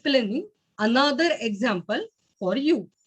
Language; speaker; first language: English; non-native, learner; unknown